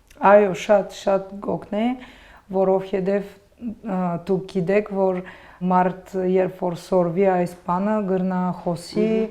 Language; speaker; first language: Armenian; early bilingual, heritage; Armenian